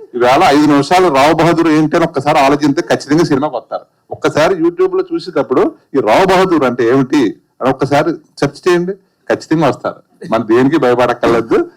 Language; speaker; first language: Telugu; native; Telugu